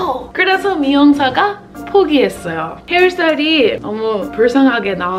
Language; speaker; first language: Korean; non-native, fluent; English